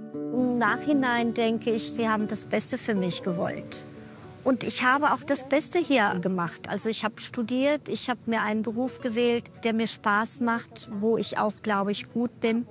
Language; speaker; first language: German; early bilingual, other home language; Portuguese